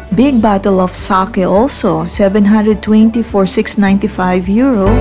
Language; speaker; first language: English; non-native, local second language; Filipino